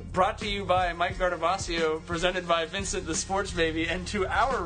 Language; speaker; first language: English; native; English